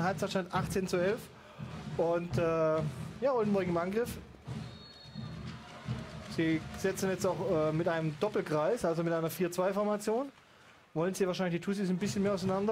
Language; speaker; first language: German; native; German